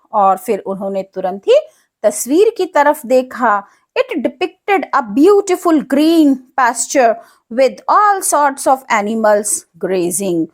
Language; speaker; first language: Hindi; native; Hindi